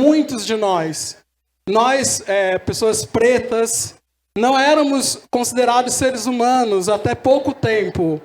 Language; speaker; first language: Portuguese; native; Portuguese